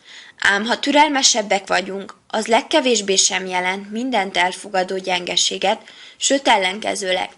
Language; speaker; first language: Hungarian; native; Hungarian